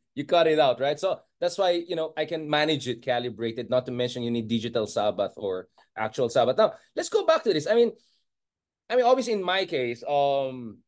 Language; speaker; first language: English; non-native, local second language; Iloko